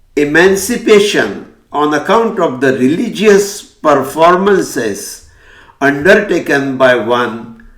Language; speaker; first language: English; non-native, local second language; Hindi